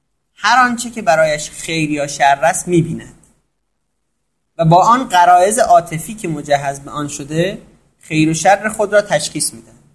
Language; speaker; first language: Persian; native; Persian